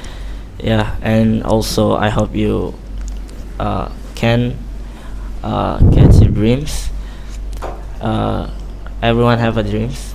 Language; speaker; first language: English; non-native, learner; Indonesian